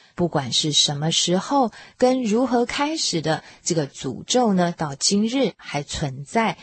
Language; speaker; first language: Chinese; native; Chinese